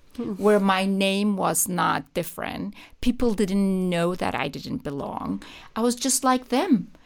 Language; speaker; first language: English; non-native, fluent; Persian